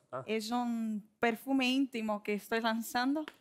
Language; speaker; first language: Spanish; non-native, learner; Portuguese